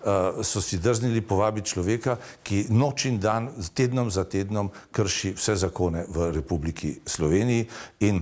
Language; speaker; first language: Slovenian; native; Slovenian